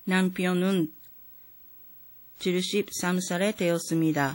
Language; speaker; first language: Korean; non-native, fluent; Japanese